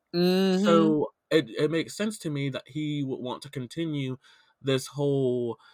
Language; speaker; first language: English; native; English